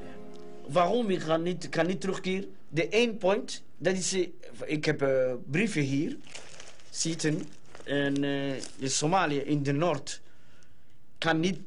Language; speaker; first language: Dutch; non-native, learner; Somali